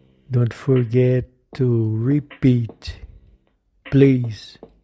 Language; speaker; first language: English; non-native, learner; Portuguese